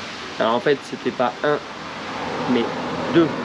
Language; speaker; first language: French; native; French